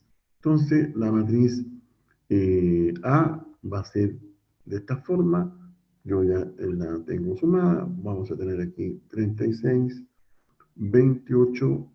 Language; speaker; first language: Spanish; native; Spanish